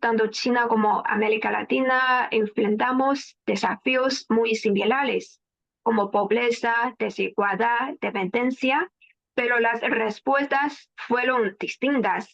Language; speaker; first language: Spanish; non-native, fluent; Chinese